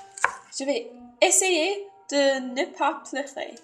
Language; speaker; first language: French; non-native, learner; English